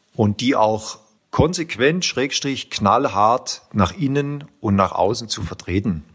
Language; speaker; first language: German; native; German